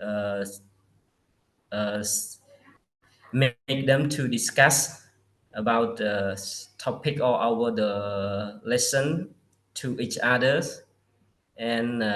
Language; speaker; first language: English; non-native, learner; Khmer